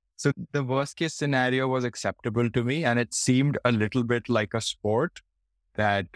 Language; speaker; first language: English; non-native, local second language; Hindi